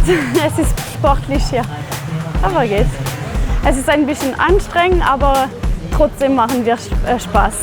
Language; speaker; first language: German; non-native, fluent; French